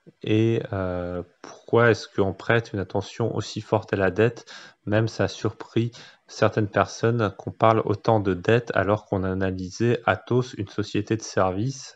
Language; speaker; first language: French; native; French